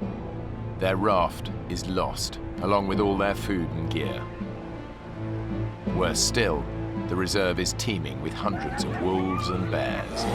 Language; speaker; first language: English; native; English